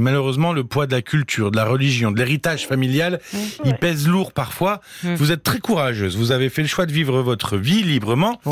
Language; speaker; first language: French; native; French